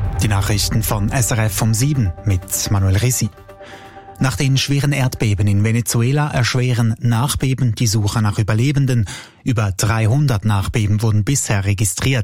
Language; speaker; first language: German; native; German